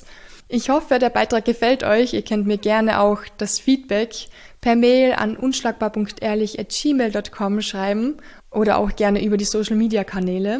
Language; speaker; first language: German; native; German